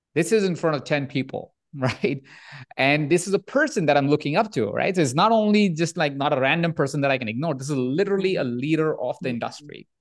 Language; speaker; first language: English; non-native, local second language; Hindi